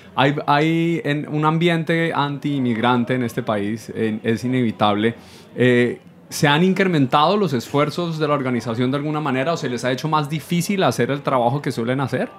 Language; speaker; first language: Spanish; native; Spanish